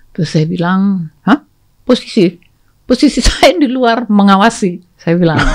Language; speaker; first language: Indonesian; native; Indonesian